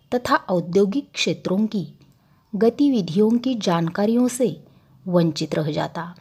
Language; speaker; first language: Hindi; non-native, local second language; Marathi